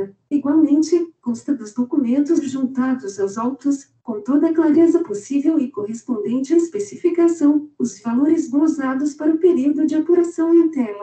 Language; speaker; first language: Portuguese; native; Portuguese